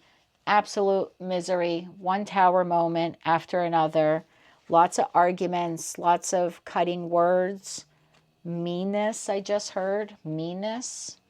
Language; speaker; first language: English; native; English